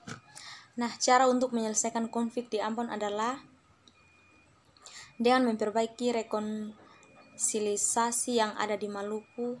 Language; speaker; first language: Indonesian; native; Indonesian